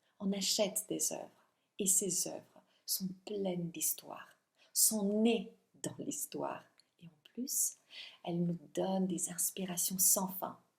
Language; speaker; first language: French; non-native, fluent; Italian